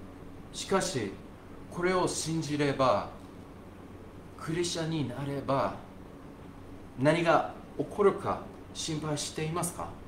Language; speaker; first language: Japanese; non-native, fluent; English